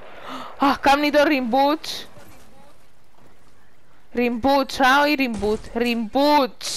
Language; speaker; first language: Greek; native; Greek